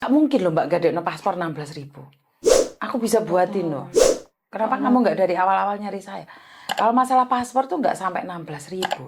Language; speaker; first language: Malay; non-native, local second language; Javanese